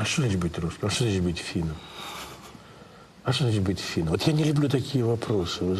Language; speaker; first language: Russian; native; Russian